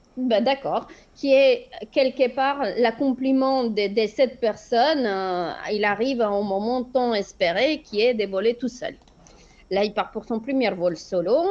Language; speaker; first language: French; non-native, fluent; Spanish